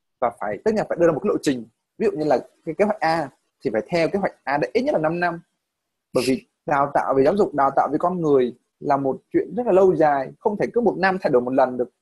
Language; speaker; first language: Vietnamese; native; Vietnamese